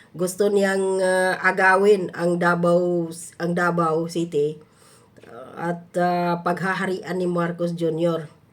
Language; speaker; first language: Filipino; non-native, local second language; Cebuano